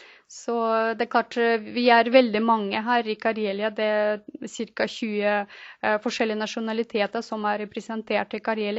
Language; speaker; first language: Norwegian; non-native, fluent; Russian